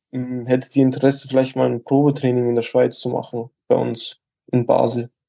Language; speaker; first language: German; early bilingual, other home language; Albanian